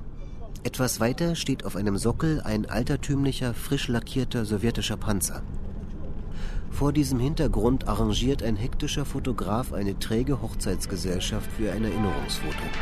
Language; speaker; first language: German; native; German